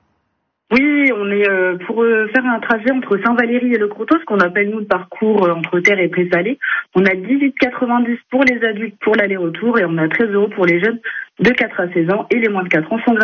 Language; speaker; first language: French; native; French